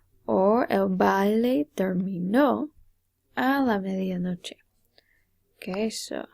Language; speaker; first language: Spanish; non-native, fluent; English